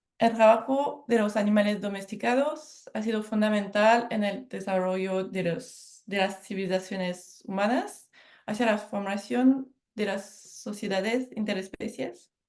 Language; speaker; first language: Spanish; non-native, fluent; French